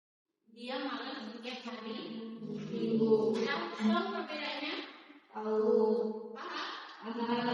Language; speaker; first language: Indonesian; native; Indonesian